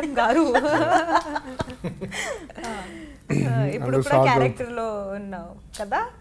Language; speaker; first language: Telugu; non-native, learner; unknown